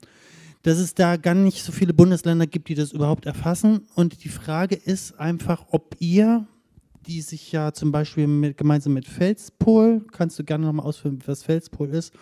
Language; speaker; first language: German; native; German